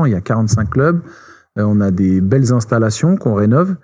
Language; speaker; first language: French; native; French